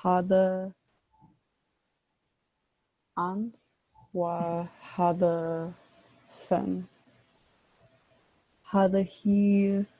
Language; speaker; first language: Arabic; non-native, learner; English